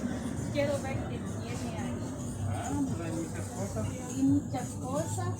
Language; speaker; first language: Spanish; non-native, learner; Haitian Creole